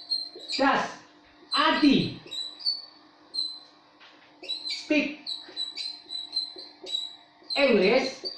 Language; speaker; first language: English; non-native, fluent; Indonesian